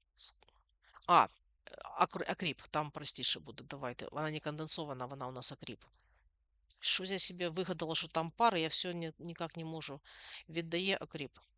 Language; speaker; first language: Ukrainian; non-native, local second language; Russian